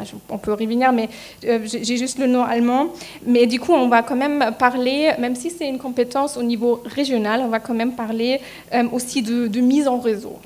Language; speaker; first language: French; non-native, fluent; German